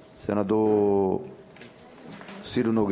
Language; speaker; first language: Portuguese; native; Portuguese